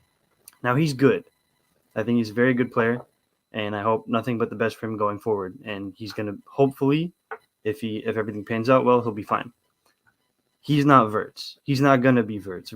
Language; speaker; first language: English; native; English